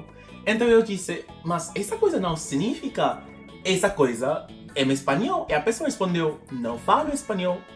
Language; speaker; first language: Portuguese; non-native, fluent; English